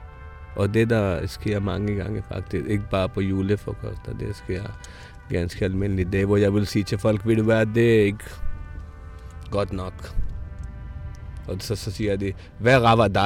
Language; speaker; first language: Danish; non-native, fluent; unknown